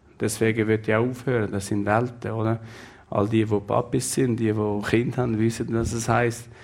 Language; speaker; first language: German; non-native, fluent; Albanian